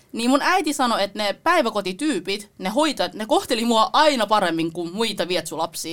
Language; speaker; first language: Finnish; early bilingual, other home language; Vietnamese